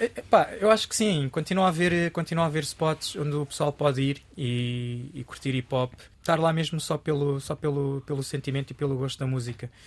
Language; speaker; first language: Portuguese; early bilingual, other home language; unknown